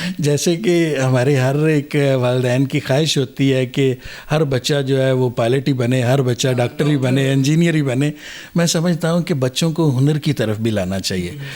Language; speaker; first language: Urdu; non-native, local second language; Punjabi